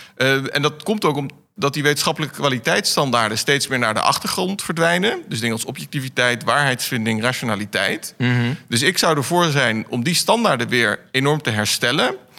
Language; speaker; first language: Dutch; native; Dutch